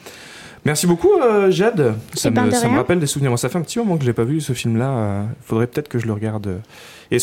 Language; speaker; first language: French; native; French